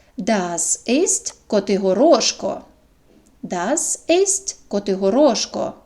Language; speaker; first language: German; non-native, fluent; Ukrainian